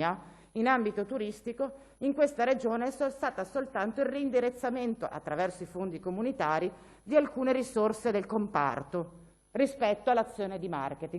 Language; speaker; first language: Italian; native; Italian